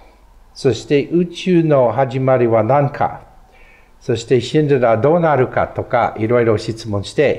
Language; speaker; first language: Japanese; non-native, fluent; English